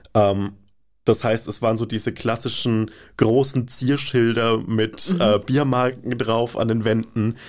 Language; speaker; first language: German; native; German